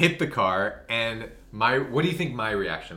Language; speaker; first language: English; native; English